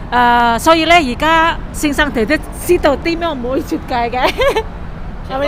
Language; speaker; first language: Cantonese; non-native, fluent; Indonesian